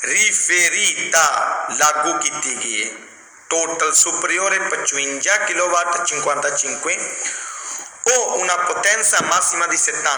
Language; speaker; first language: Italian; non-native, fluent; Punjabi